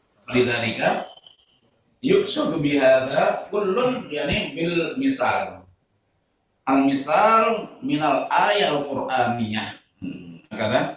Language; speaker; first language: Arabic; non-native, fluent; Indonesian